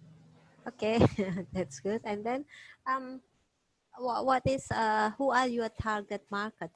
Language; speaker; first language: English; non-native, fluent; Indonesian